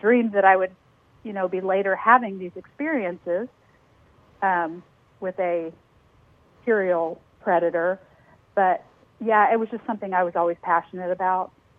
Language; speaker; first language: English; native; English